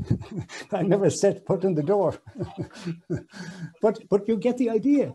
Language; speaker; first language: English; native; English